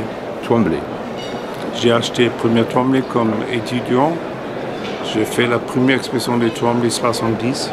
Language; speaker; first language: French; non-native, fluent; German